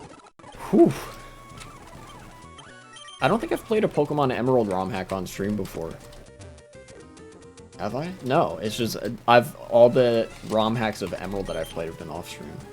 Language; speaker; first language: English; native; English